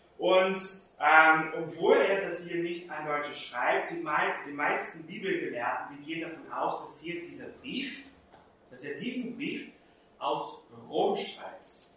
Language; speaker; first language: German; non-native, fluent; Portuguese